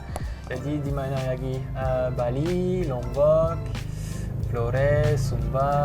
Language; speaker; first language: Indonesian; non-native, fluent; French